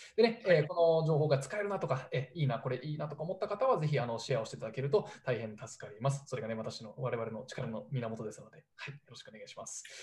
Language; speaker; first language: Japanese; native; Japanese